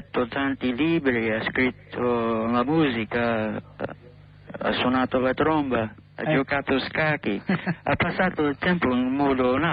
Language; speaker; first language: Italian; non-native, learner; English